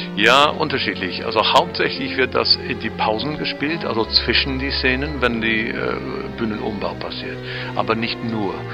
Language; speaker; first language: German; non-native, fluent; English